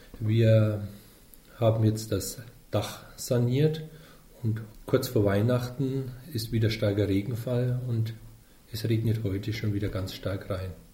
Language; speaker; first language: German; native; German